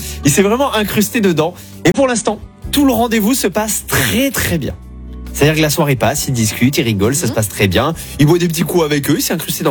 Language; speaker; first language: French; native; French